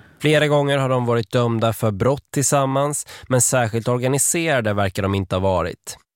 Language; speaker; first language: Swedish; native; Swedish